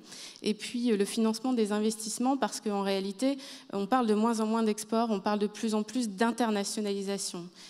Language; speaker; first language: French; native; French